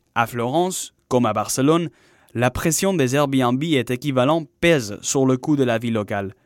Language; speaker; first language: French; non-native, fluent; Spanish